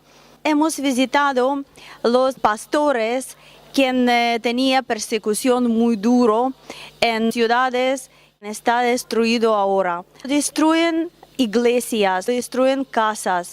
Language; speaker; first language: Spanish; non-native, learner; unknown